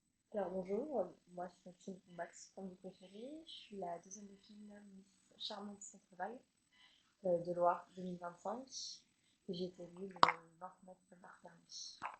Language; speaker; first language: French; native; French